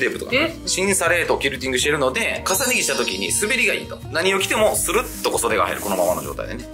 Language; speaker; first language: Japanese; native; Japanese